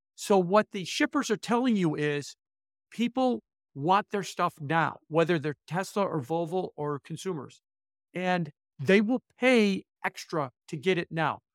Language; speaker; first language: English; native; English